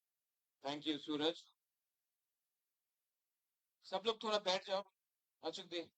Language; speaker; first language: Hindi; non-native, local second language; Kok Borok